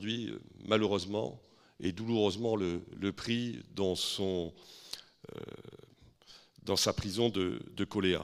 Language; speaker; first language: French; native; French